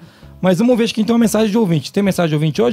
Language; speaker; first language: Portuguese; native; Portuguese